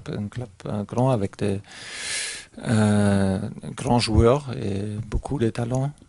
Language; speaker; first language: French; non-native, learner; German